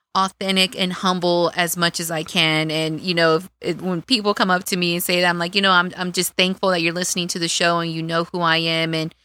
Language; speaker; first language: English; native; English